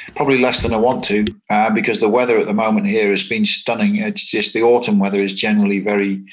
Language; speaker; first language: English; native; English